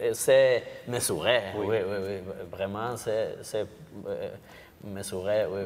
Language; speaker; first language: French; non-native, learner; Basque